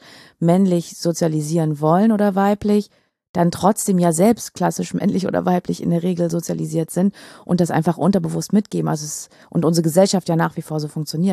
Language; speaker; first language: German; native; German